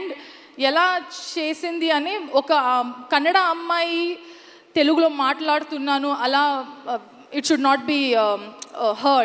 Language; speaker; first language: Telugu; non-native, learner; Kannada